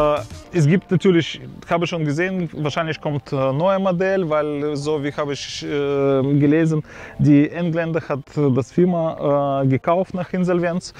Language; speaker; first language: German; non-native, fluent; Russian